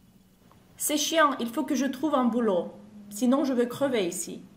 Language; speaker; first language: French; non-native, fluent; Russian